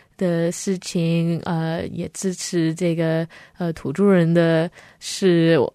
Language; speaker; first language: Chinese; early bilingual, heritage; Chinese